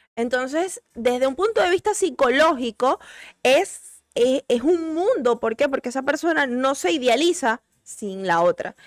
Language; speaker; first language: Spanish; native; Spanish